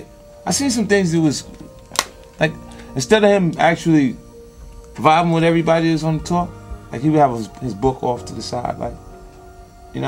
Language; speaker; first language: English; native; English